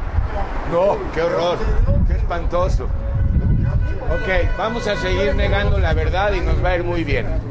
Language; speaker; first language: Spanish; native; Spanish